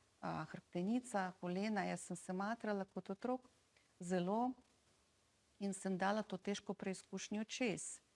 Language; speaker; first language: Slovenian; non-native, fluent; Russian